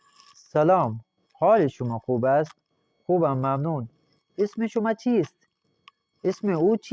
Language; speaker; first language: Persian; non-native, fluent; Urdu